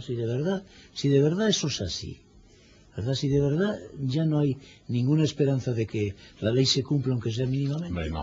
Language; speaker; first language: Spanish; native; Spanish